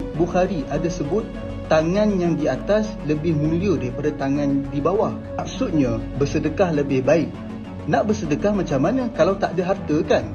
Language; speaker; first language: Malay; native; Malay